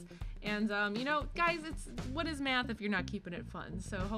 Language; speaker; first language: English; native; English